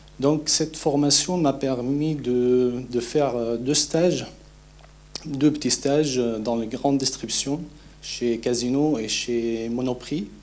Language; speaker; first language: French; non-native, fluent; Arabic